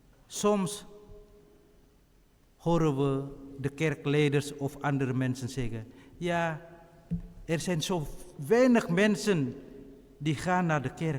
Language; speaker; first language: Dutch; non-native, fluent; Indonesian